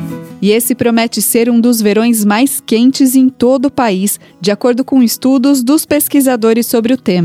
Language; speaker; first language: Portuguese; native; Portuguese